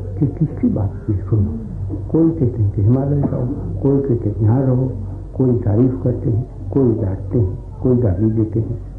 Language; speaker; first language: Hindi; non-native, local second language; Gujarati